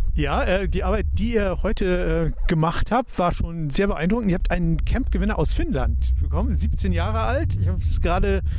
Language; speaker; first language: German; native; German